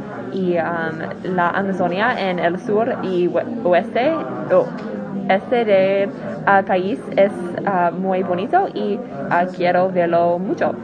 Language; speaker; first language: Spanish; non-native, learner; English